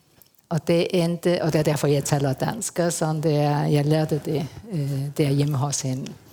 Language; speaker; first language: Danish; early bilingual, heritage; Spanish